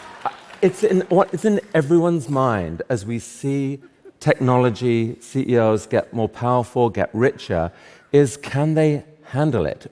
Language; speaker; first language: English; native; English